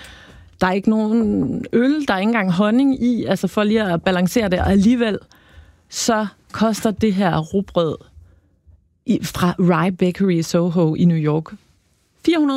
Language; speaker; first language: Danish; native; Danish